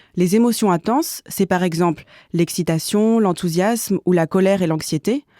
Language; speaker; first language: French; native; French